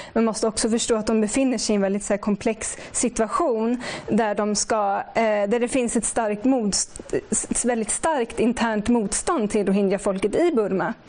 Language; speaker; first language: Swedish; native; Swedish